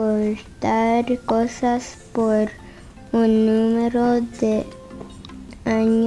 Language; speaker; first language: Spanish; early bilingual, heritage; Spanish